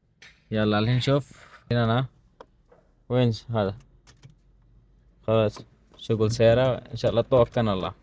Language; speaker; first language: Arabic; non-native, learner; Bangla